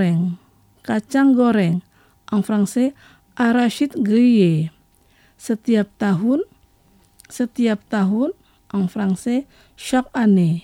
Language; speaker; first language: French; non-native, local second language; Indonesian